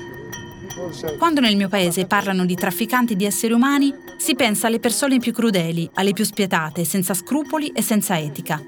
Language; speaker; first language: Italian; native; Italian